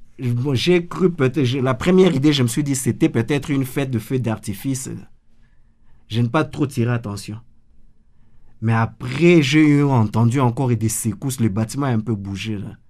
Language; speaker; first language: French; non-native, local second language; Lingala